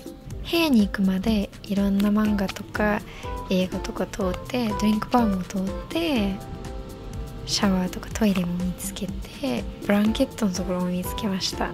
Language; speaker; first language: Japanese; non-native, fluent; English